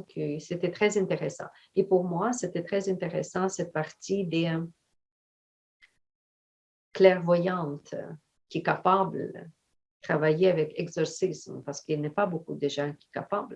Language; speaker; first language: French; non-native, fluent; Ukrainian